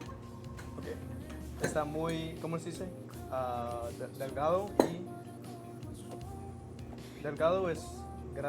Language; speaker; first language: Spanish; non-native, learner; English